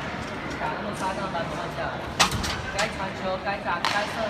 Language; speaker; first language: Chinese; native; Chinese